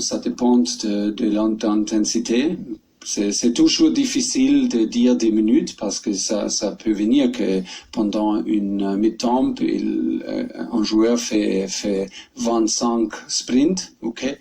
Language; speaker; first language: French; non-native, learner; German